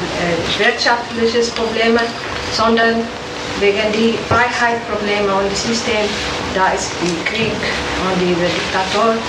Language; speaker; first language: German; non-native, learner; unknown